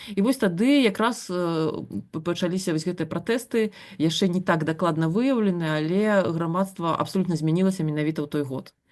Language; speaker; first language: Belarusian; non-native, local second language; Russian